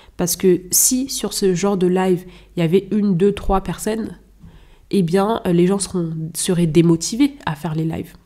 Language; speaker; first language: French; non-native, local second language; Lingala